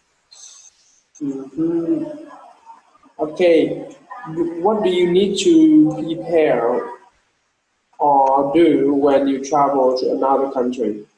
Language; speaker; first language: English; non-native, learner; Vietnamese